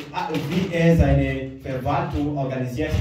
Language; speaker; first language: German; non-native, fluent; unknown